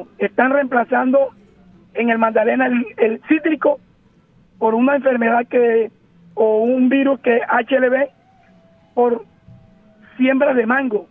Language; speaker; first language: Spanish; native; Spanish